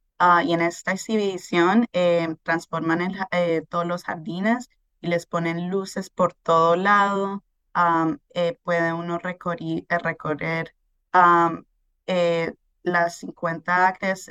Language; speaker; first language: Spanish; early bilingual, heritage; Spanish